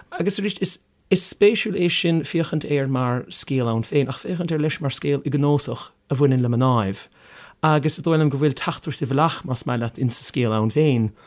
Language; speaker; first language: Irish; native; Irish